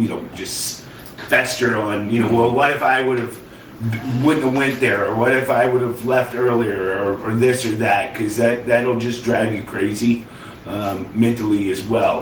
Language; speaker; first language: English; native; English